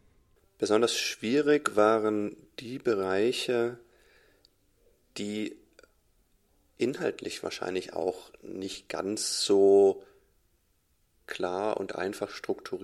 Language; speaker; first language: German; native; German